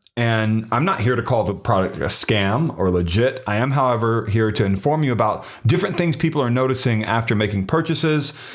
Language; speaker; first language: English; native; English